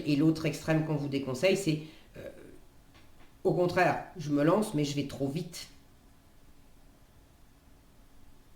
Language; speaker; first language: French; native; French